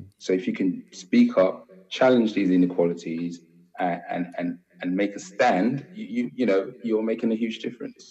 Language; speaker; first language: English; native; English